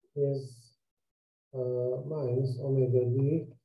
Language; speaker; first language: English; non-native, fluent; Turkish